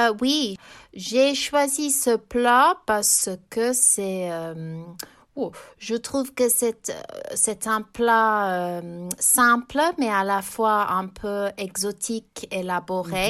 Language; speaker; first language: French; non-native, fluent; English